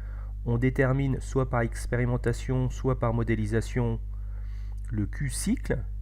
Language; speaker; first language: French; native; French